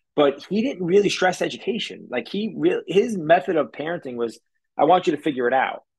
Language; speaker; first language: English; native; English